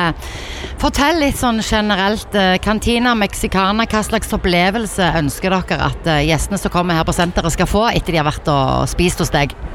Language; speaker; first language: Norwegian; native; Norwegian